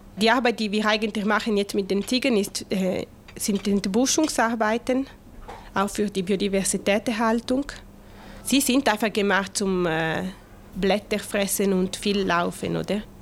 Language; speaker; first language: German; non-native, local second language; Italian